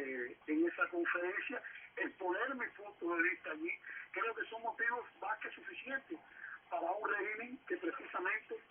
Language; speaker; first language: Spanish; native; Spanish